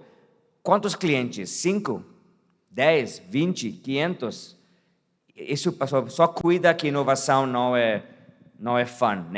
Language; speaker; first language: Portuguese; non-native, fluent; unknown